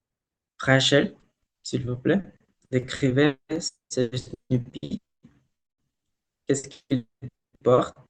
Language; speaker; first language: French; non-native, learner; Spanish